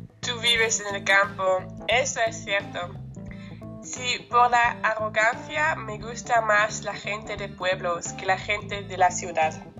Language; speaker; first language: Spanish; non-native, learner; German